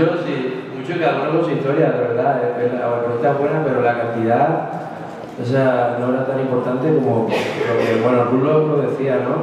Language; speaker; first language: Spanish; native; Spanish